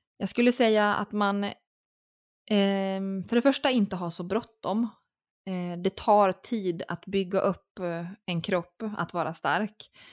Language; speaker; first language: Swedish; native; Swedish